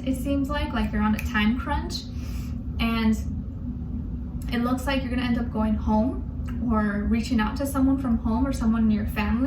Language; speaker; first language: English; native; English